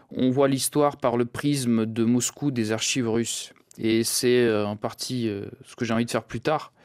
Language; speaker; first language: French; early bilingual, other home language; Russian